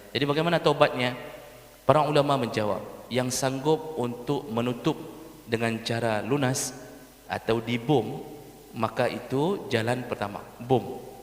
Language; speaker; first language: Malay; non-native, local second language; Achinese